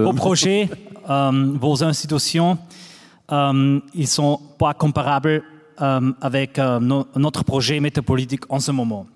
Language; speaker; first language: French; non-native, fluent; German